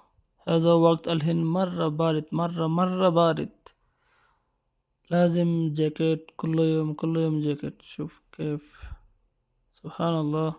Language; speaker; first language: Arabic; non-native, learner; Bangla